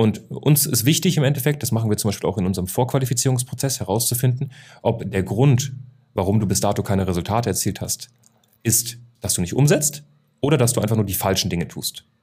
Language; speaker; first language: German; native; German